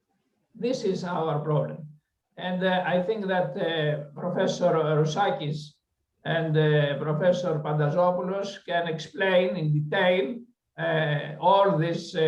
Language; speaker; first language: English; non-native, learner; Greek